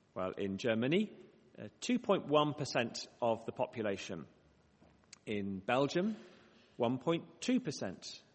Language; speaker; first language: English; native; English